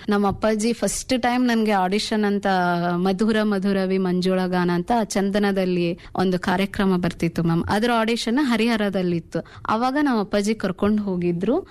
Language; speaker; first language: Kannada; non-native, local second language; Urdu